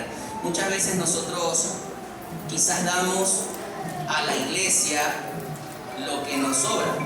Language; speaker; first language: Spanish; native; Spanish